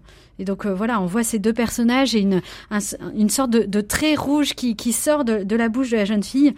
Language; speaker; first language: French; native; French